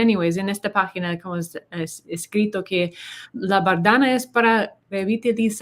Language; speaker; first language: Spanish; non-native, learner; English